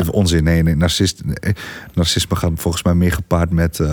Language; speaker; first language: Dutch; early bilingual, other home language; Greek